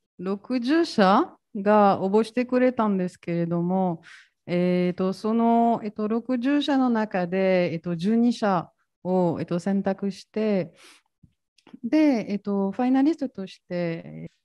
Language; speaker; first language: Japanese; non-native, fluent; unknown